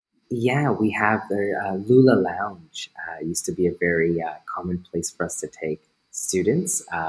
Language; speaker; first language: English; native; English